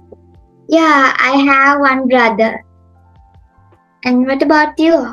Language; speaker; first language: English; non-native, learner; Sinhala